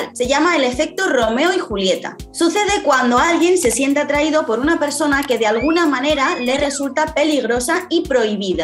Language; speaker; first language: Spanish; native; Spanish